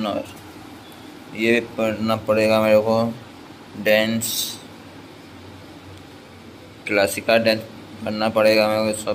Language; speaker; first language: Hindi; non-native, local second language; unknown